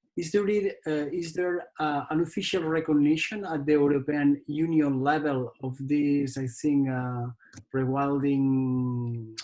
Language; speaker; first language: English; non-native, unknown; Catalan